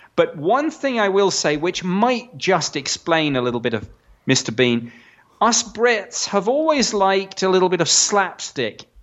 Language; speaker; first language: English; native; English